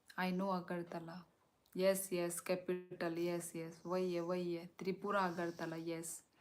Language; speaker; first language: Hindi; non-native, local second language; Kok Borok